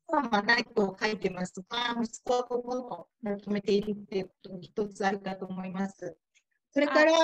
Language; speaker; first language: Japanese; native; Japanese